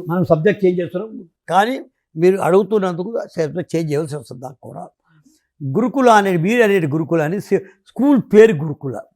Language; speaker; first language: Telugu; native; Telugu